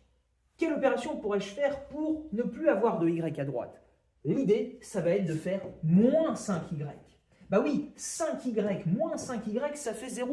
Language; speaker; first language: French; native; French